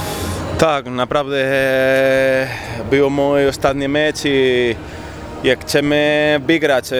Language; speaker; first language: Polish; non-native, learner; Spanish